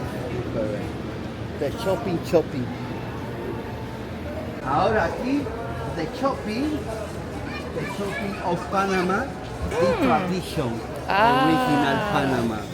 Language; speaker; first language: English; non-native, learner; Spanish